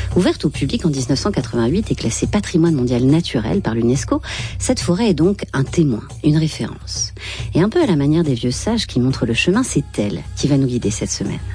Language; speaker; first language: French; native; French